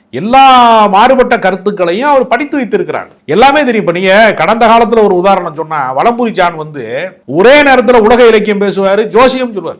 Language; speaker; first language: Tamil; native; Tamil